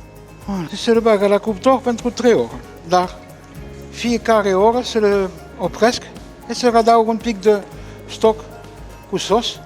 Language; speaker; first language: Romanian; non-native, fluent; French